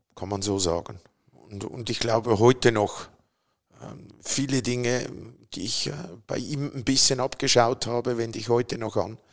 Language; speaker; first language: German; native; German